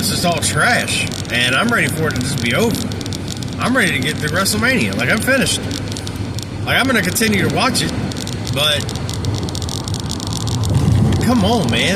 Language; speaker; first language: English; native; English